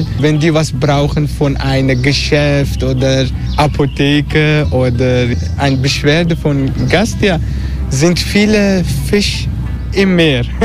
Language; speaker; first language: German; non-native, learner; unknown